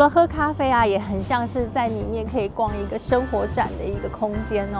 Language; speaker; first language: Chinese; native; Chinese